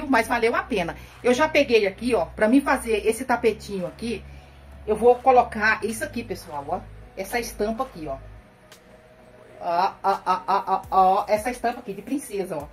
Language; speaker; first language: Portuguese; native; Portuguese